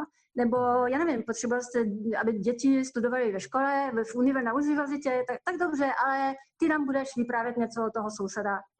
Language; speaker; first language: Czech; non-native, fluent; French